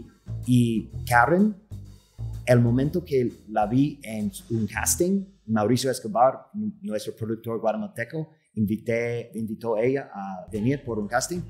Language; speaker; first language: Spanish; non-native, fluent; English